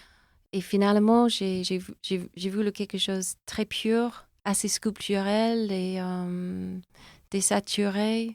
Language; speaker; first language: French; non-native, fluent; English